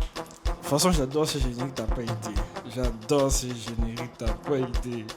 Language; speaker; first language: French; non-native, local second language; Lingala